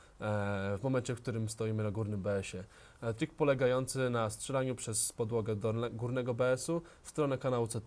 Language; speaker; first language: Polish; native; Polish